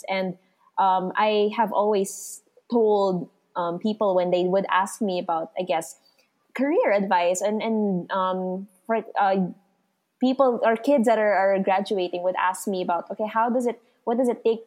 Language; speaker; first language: English; non-native, local second language; Filipino